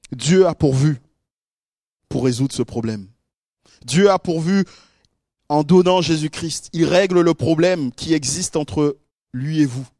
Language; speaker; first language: French; native; French